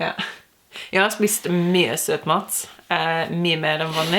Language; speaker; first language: Norwegian; non-native, learner; English